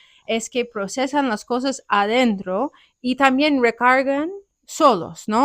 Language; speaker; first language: Spanish; non-native, fluent; English